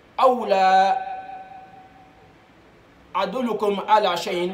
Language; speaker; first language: Arabic; non-native, fluent; Bambara